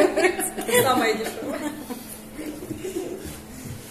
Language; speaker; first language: Russian; non-native, local second language; Romanian